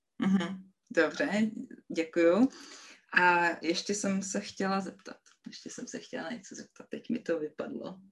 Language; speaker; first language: Czech; non-native, learner; Ukrainian